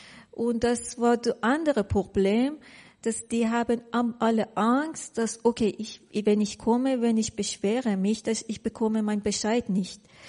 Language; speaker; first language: German; non-native, learner; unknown